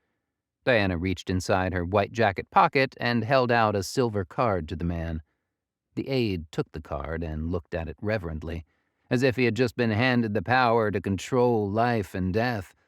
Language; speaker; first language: English; native; English